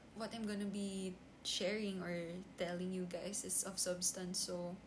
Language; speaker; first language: English; non-native, local second language; Filipino